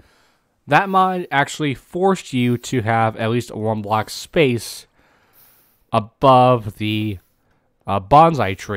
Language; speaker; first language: English; native; English